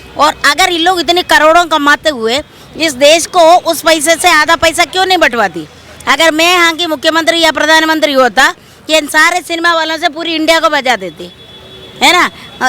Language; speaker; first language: Hindi; non-native, local second language; Malayalam